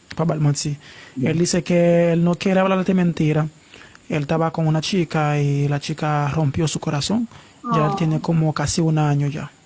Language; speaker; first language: Spanish; non-native, learner; Haitian Creole